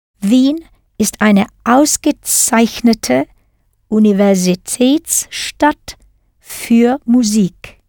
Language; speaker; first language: German; non-native, fluent; English